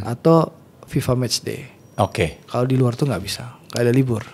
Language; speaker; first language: Indonesian; native; Indonesian